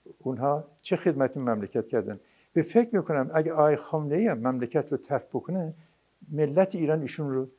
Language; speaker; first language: Persian; non-native, local second language; Azerbaijani